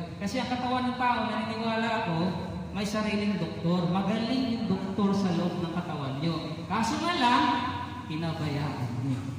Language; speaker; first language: Filipino; non-native, local second language; Cebuano